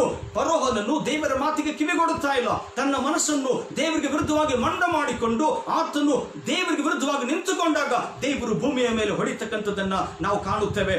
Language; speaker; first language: Kannada; native; Kannada